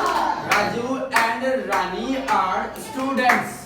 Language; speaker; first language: English; non-native, fluent; Bangla